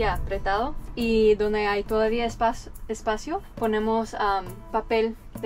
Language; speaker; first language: Spanish; non-native, fluent; English